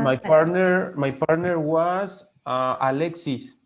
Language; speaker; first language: English; non-native, learner; Spanish